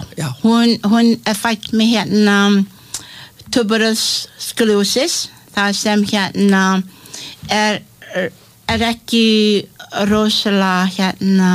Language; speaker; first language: Icelandic; non-native, learner; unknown